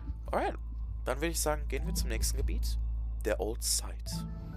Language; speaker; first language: German; native; German